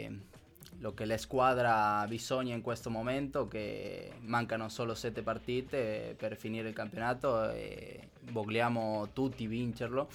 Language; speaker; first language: Italian; non-native, learner; Spanish